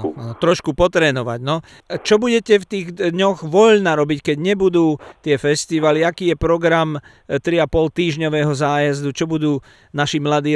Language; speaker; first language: Slovak; native; Slovak